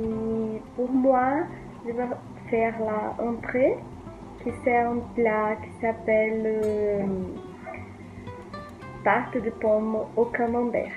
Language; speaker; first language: French; non-native, learner; Portuguese